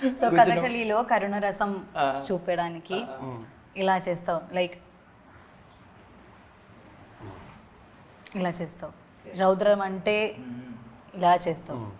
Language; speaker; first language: Telugu; non-native, learner; Malayalam